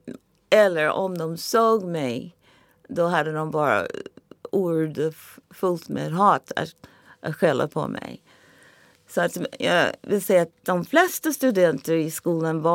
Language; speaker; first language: Swedish; non-native, fluent; English